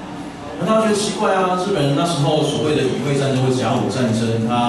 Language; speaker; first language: Chinese; native; Chinese